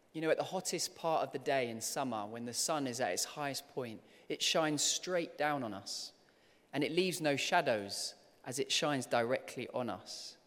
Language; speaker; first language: English; native; English